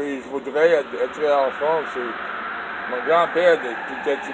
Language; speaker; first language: French; non-native, learner; English